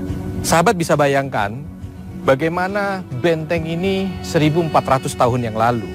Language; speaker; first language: Indonesian; native; Indonesian